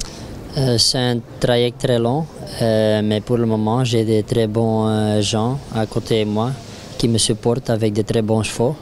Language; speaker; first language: French; non-native, local second language; Dutch